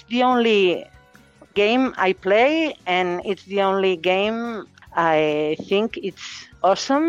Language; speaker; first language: English; non-native, fluent; Catalan